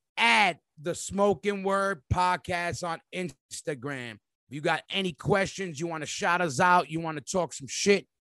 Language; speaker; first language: English; native; English